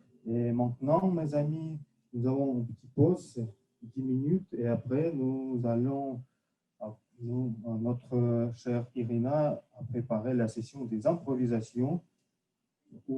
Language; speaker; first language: French; non-native, fluent; Russian